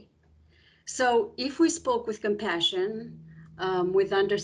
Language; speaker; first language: English; non-native, fluent; Romanian